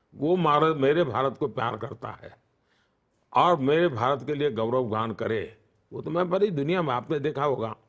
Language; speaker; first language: Hindi; non-native, local second language; Gujarati